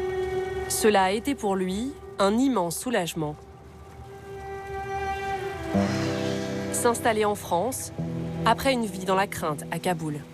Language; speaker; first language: French; native; French